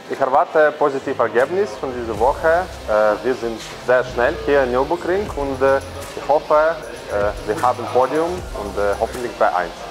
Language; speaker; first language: German; non-native, fluent; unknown